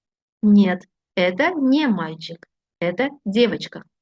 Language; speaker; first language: Russian; non-native, fluent; Uzbek